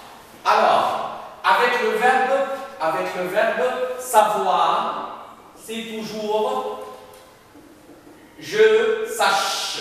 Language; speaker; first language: French; non-native, fluent; Arabic